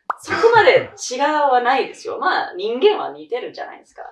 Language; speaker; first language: Japanese; non-native, fluent; English